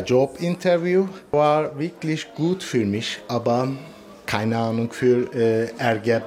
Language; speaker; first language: German; non-native, learner; Turkish